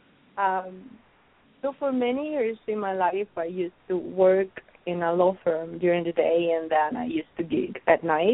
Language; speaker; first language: English; non-native, fluent; Italian